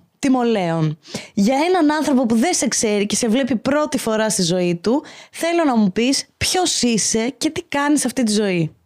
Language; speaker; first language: Greek; native; Greek